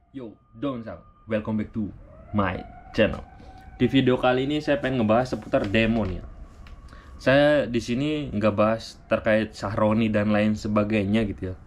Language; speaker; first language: Indonesian; native; Indonesian